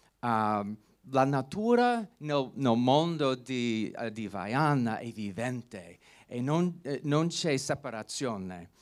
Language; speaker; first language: Italian; non-native, learner; English